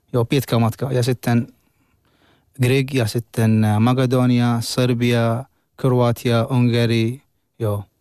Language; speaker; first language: Finnish; non-native, learner; Arabic